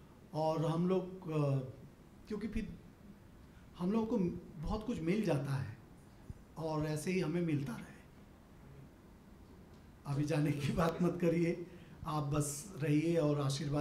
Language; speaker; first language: Hindi; native; Hindi